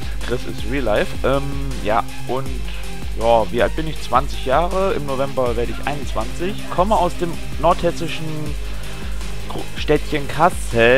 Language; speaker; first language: German; native; German